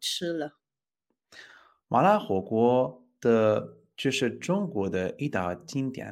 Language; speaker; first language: Chinese; non-native, fluent; Spanish